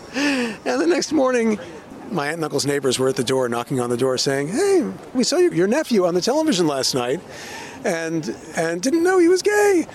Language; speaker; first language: English; native; English